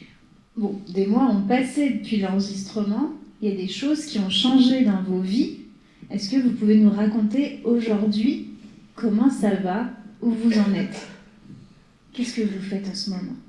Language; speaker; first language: French; native; French